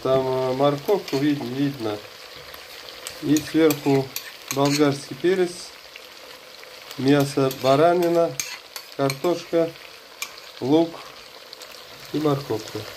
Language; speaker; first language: Russian; non-native, fluent; Uzbek